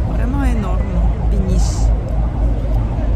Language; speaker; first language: French; non-native, fluent; Russian